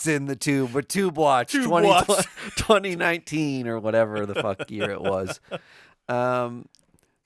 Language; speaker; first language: English; native; English